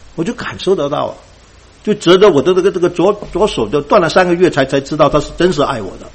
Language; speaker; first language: Chinese; non-native, local second language; Cantonese